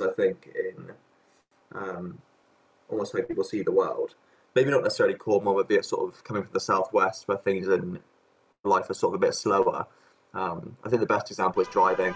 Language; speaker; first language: English; native; English